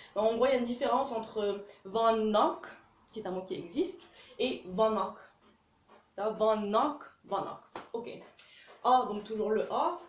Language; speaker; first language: French; native; French